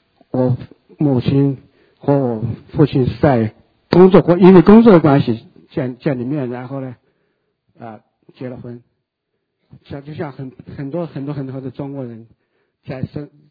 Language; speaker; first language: Chinese; native; Chinese